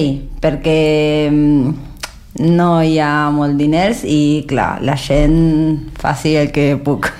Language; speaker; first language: Catalan; non-native, learner; Spanish